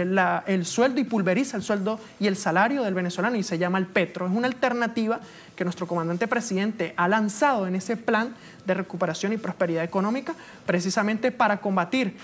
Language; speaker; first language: Spanish; native; Spanish